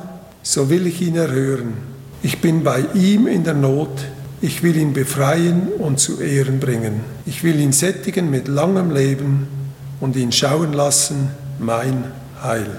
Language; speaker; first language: German; native; German